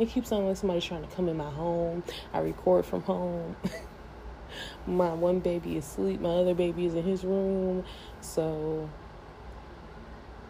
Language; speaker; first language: English; native; English